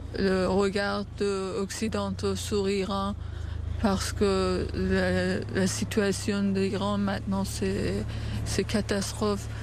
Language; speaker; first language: French; non-native, fluent; Persian